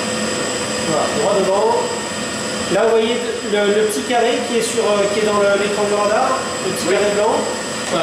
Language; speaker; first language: French; native; French